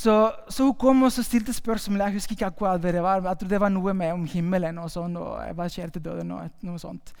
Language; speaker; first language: Norwegian; non-native, fluent; Spanish